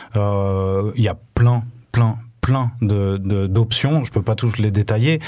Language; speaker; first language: French; native; French